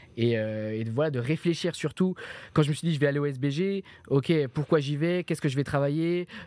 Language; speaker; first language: French; native; French